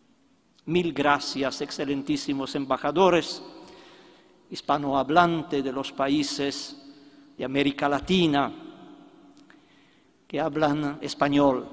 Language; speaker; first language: Spanish; non-native, fluent; Italian